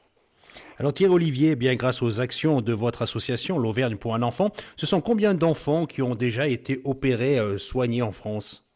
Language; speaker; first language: French; native; French